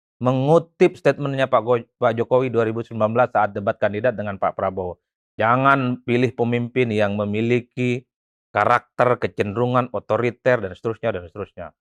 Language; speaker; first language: Indonesian; non-native, local second language; Madurese